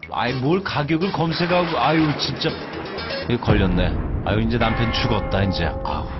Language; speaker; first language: Korean; native; Korean